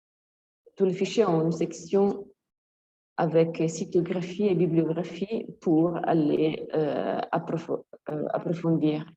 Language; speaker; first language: French; non-native, fluent; Italian